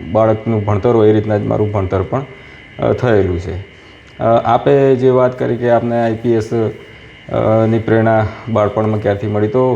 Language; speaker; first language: Gujarati; native; Gujarati